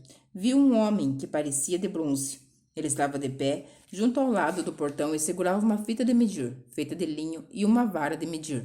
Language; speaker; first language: Portuguese; native; Portuguese